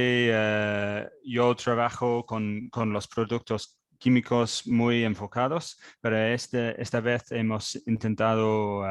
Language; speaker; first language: Spanish; non-native, learner; English